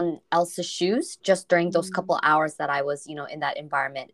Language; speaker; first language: English; non-native, fluent; Korean